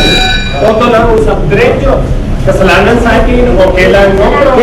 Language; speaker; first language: Filipino; non-native, learner; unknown